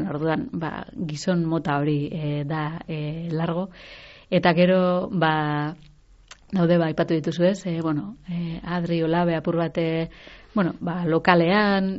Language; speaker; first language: Basque; native; Basque